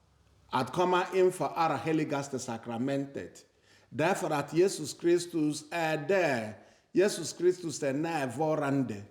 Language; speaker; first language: Swedish; non-native, fluent; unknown